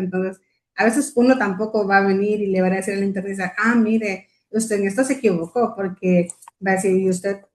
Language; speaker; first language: Spanish; native; Spanish